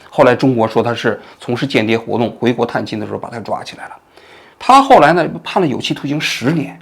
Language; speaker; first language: Chinese; native; Chinese